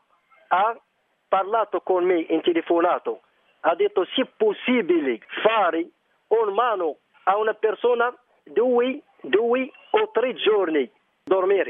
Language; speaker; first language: Italian; non-native, learner; Arabic